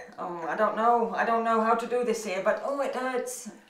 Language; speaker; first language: English; early bilingual, other home language; German